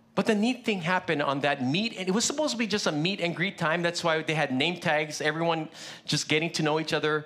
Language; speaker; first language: English; early bilingual, other home language; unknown